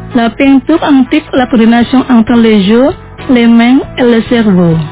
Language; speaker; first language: French; non-native, fluent; Indonesian